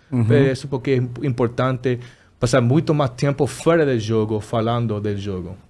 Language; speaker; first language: Portuguese; non-native, learner; Spanish